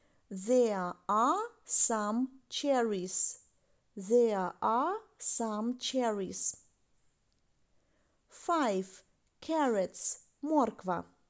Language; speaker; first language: English; non-native, fluent; Ukrainian